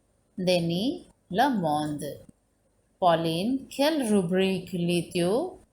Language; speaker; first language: French; non-native, learner; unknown